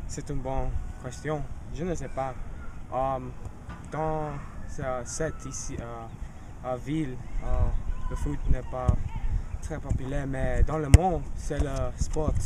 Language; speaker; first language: French; non-native, learner; English